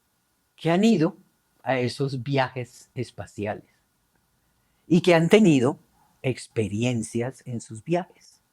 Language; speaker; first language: Spanish; native; Spanish